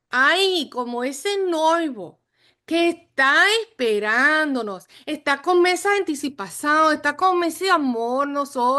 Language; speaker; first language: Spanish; non-native, fluent; English